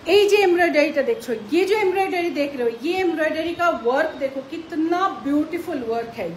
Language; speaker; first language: Hindi; non-native, local second language; Bangla